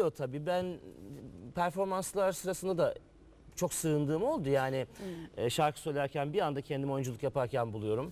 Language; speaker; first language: Turkish; native; Turkish